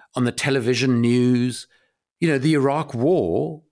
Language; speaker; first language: English; native; English